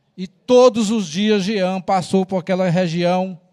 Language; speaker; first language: Portuguese; native; Portuguese